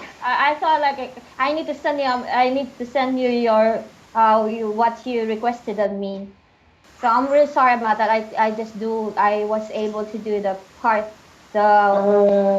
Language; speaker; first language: English; non-native, fluent; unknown